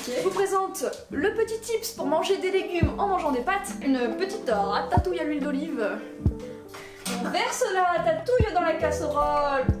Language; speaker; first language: French; native; French